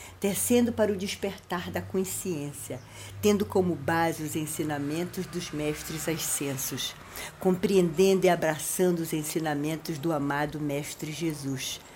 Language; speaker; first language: Portuguese; native; Portuguese